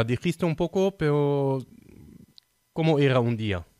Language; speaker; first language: Spanish; non-native, fluent; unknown